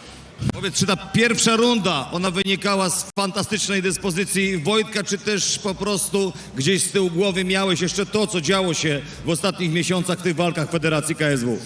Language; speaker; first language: Polish; native; Polish